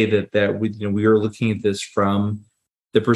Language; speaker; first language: English; native; English